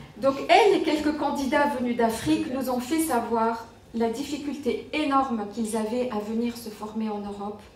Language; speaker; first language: French; non-native, local second language; Arabic